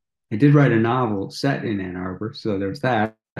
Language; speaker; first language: English; native; English